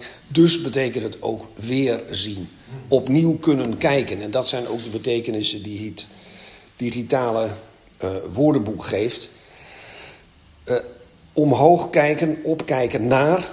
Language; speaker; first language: Dutch; native; Dutch